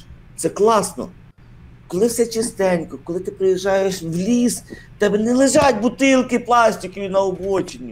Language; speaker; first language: Ukrainian; native; Ukrainian